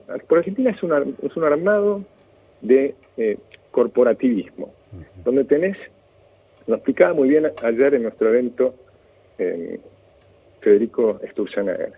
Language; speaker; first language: Spanish; native; Spanish